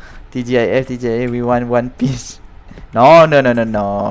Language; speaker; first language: English; non-native, local second language; Malay